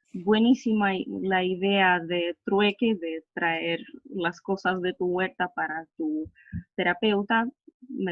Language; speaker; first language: Spanish; non-native, fluent; Russian